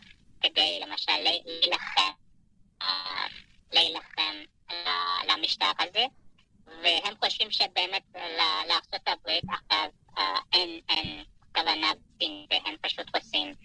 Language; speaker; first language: Hebrew; non-native, fluent; Persian